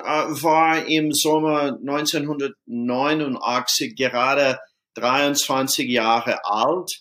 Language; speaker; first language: German; non-native, fluent; English